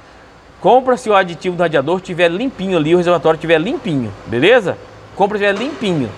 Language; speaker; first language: Portuguese; native; Portuguese